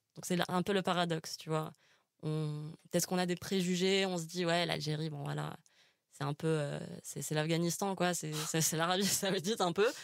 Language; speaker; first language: French; non-native, local second language; Arabic